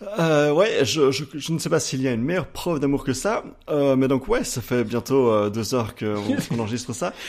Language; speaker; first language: French; native; French